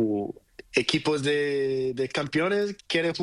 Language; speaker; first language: Spanish; non-native, learner; Portuguese